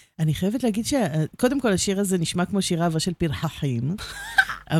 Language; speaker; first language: Hebrew; native; Hebrew